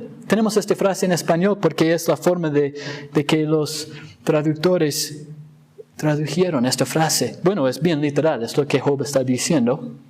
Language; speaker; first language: Spanish; non-native, fluent; English